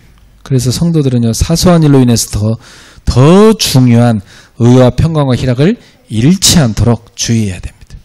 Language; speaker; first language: Korean; native; Korean